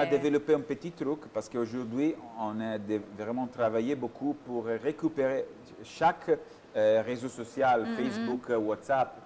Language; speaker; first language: French; non-native, fluent; Italian